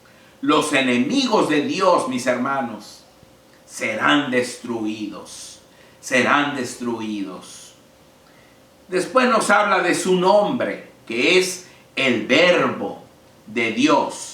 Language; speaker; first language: Spanish; native; Spanish